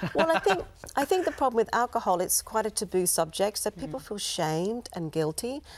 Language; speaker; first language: English; native; English